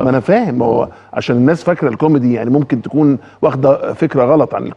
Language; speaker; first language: Arabic; native; Arabic